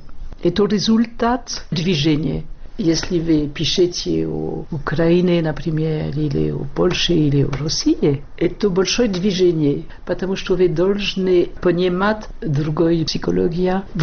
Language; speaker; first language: Russian; non-native, fluent; French